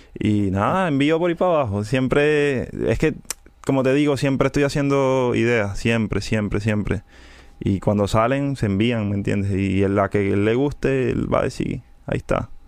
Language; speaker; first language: Spanish; native; Spanish